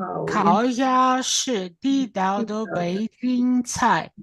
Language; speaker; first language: Chinese; non-native, learner; Greek